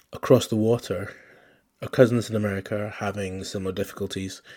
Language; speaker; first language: English; native; English